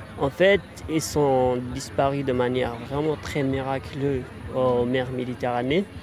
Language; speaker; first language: French; non-native, fluent; Arabic